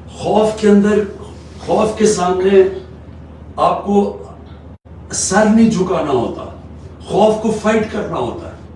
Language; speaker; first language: Urdu; native; Urdu